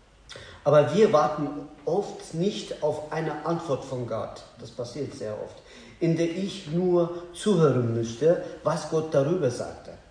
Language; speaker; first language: German; non-native, learner; Azerbaijani